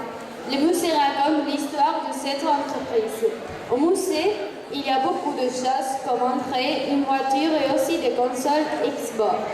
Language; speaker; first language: French; non-native, learner; Spanish